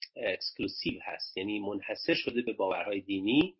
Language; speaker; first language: Persian; native; Persian